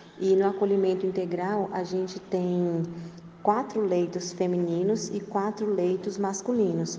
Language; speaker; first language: Portuguese; native; Portuguese